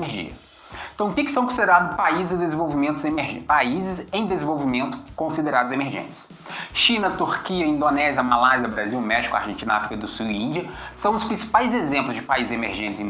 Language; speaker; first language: Portuguese; native; Portuguese